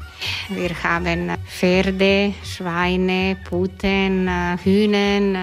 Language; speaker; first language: German; non-native, learner; Croatian